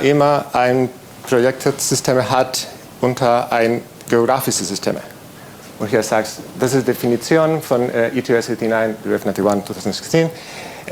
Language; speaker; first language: German; non-native, fluent; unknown